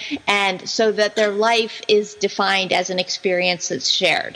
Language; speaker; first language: English; native; English